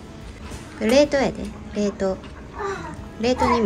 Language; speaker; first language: Japanese; early bilingual, heritage; Japanese